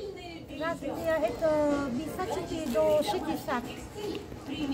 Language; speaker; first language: Russian; non-native, learner; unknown